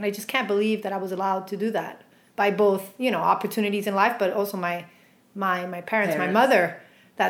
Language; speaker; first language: English; native; English